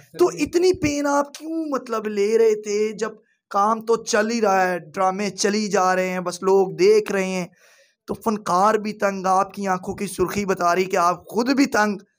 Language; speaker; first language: Urdu; non-native, local second language; Punjabi